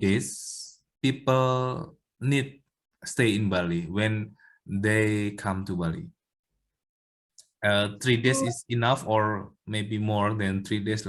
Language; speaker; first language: English; non-native, learner; Indonesian